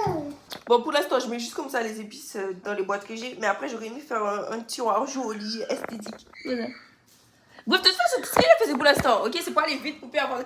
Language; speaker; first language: French; native; French